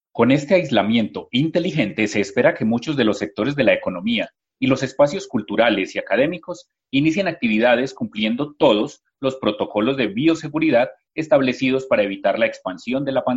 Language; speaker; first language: Spanish; native; Spanish